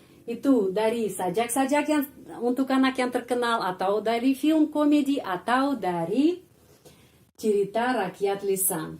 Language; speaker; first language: Indonesian; non-native, fluent; Russian